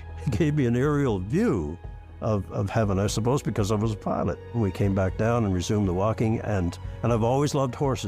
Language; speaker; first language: English; native; English